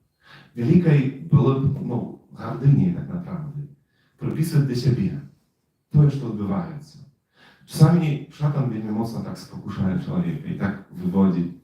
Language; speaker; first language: Polish; non-native, learner; Russian